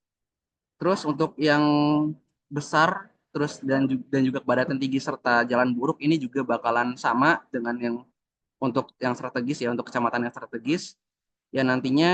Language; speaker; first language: Indonesian; native; Indonesian